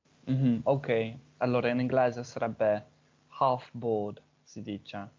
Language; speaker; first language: Italian; non-native, fluent; English